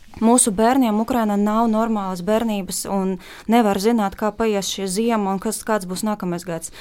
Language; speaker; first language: Latvian; non-native, fluent; Ukrainian